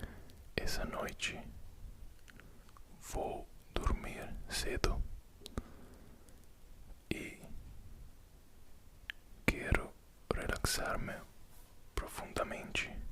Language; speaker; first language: Portuguese; non-native, learner; Italian